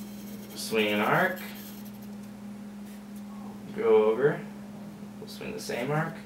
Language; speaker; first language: English; native; English